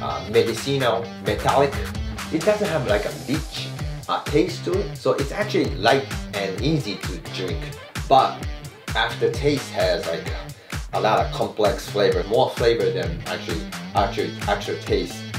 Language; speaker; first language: English; non-native, fluent; Japanese